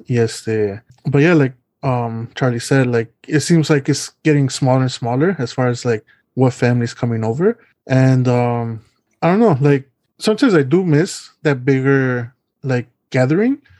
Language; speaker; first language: English; early bilingual, other home language; Spanish